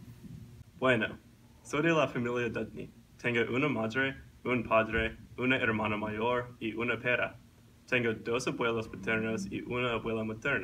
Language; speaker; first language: Spanish; non-native, learner; English